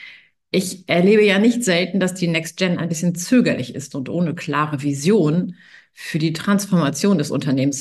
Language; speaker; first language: German; native; German